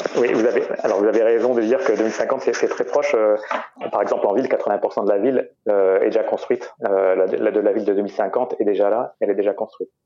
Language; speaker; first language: French; native; French